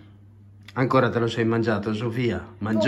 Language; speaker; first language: Italian; native; Italian